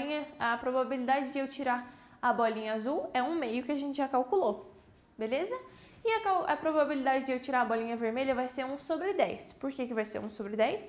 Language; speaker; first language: Portuguese; native; Portuguese